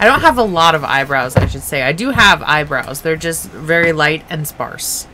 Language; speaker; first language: English; native; English